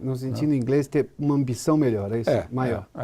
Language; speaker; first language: Portuguese; native; Portuguese